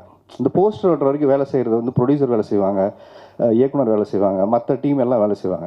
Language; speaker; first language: Tamil; native; Tamil